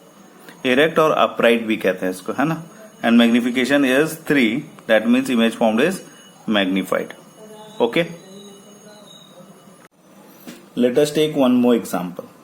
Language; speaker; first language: English; non-native, local second language; Hindi